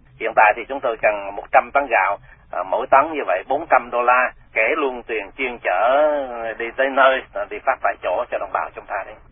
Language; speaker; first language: Vietnamese; native; Vietnamese